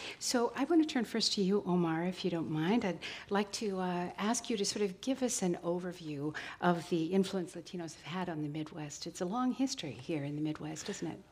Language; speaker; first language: English; native; English